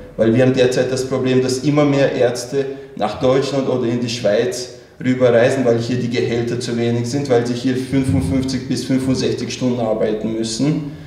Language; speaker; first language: German; early bilingual, other home language; Chechen